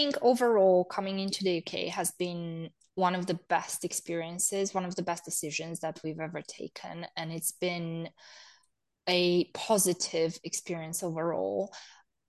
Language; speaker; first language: English; non-native, fluent; Romanian